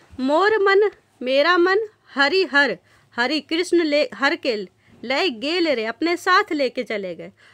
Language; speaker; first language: Hindi; native; Hindi